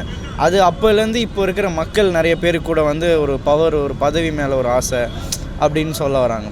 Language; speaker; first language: Tamil; native; Tamil